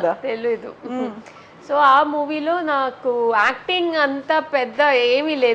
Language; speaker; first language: Telugu; non-native, learner; Malayalam